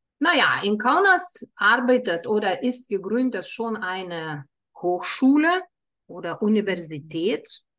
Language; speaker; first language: German; non-native, fluent; Lithuanian